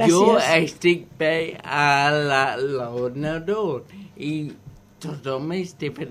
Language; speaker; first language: Catalan; non-native, learner; English